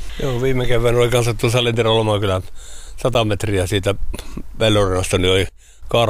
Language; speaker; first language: Finnish; native; Finnish